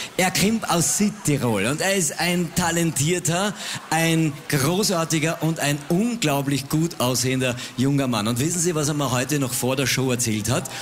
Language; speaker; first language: German; native; German